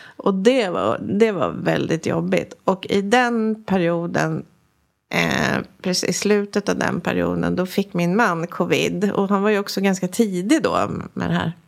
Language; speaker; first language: Swedish; native; Swedish